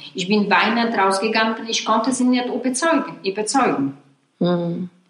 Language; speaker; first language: German; non-native, fluent; Polish